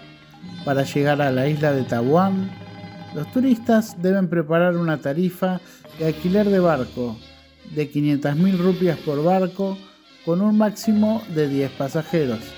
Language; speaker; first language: Spanish; non-native, fluent; Indonesian